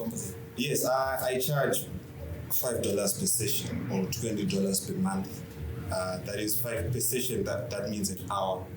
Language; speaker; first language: English; non-native, local second language; Shona